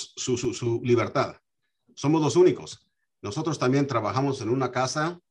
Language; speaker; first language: Spanish; early bilingual, heritage; Spanish